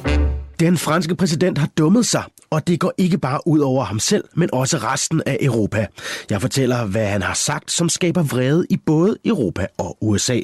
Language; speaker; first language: Danish; native; Danish